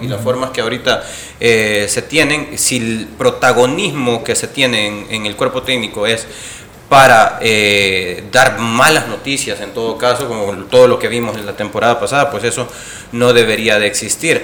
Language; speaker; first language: Spanish; native; Spanish